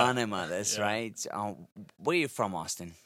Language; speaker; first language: English; non-native, fluent; Finnish